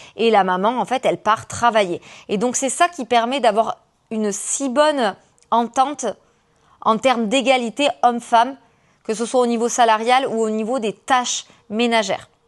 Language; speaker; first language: French; native; French